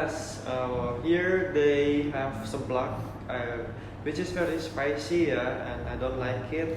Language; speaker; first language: English; non-native, learner; Indonesian